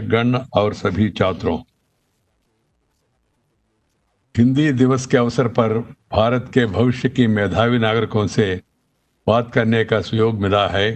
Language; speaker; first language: Hindi; non-native, local second language; Telugu